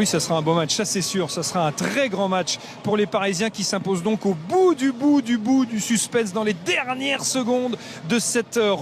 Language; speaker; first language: French; native; French